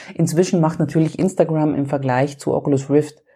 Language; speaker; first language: German; non-native, fluent; Greek